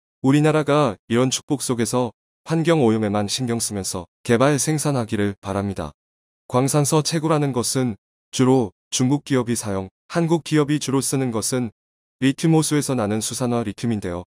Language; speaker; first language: Korean; native; Korean